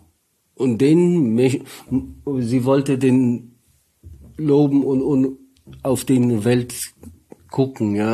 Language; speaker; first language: German; non-native, learner; Polish